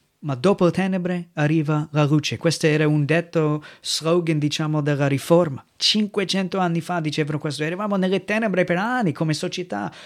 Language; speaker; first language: Italian; non-native, fluent; English